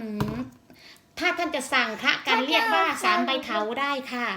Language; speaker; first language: Thai; native; Thai